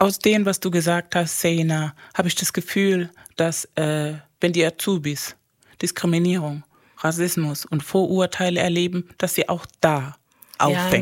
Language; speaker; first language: German; non-native, fluent; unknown